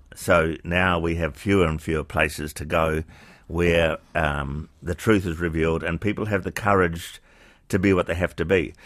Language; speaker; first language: English; native; English